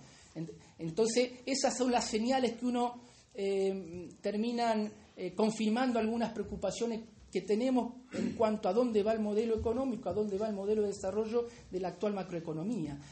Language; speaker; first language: Spanish; native; Spanish